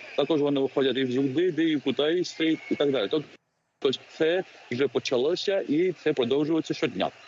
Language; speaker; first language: Ukrainian; non-native, fluent; Georgian